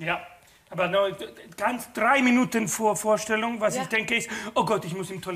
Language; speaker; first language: German; non-native, fluent; Spanish